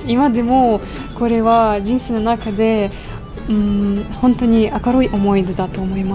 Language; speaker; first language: Japanese; non-native, fluent; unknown